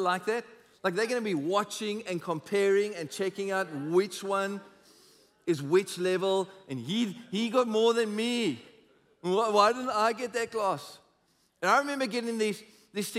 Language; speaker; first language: English; native; English